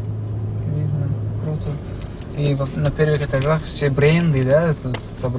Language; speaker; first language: Russian; non-native, local second language; Tajik